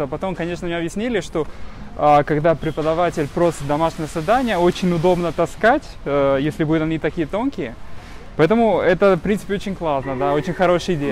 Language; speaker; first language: Russian; non-native, fluent; Spanish